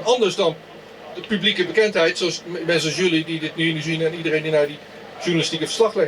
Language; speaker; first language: Dutch; native; Dutch